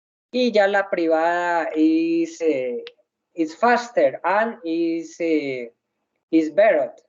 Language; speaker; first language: English; non-native, learner; Spanish